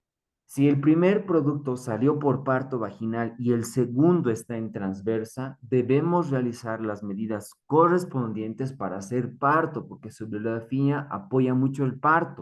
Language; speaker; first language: Spanish; native; Spanish